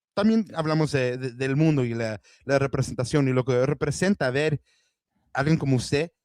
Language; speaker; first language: Spanish; early bilingual, heritage; Spanish